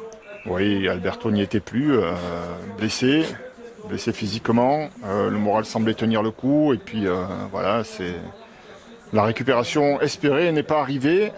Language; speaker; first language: French; native; French